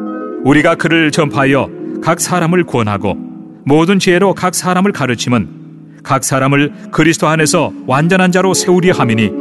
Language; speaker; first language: Korean; native; Korean